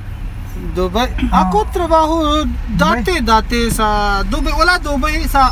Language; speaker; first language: Filipino; non-native, learner; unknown